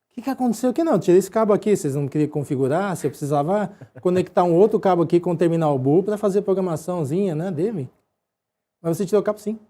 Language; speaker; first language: Portuguese; early bilingual, other home language; Japanese